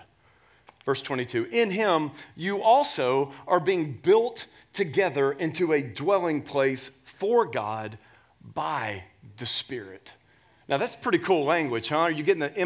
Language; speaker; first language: English; native; English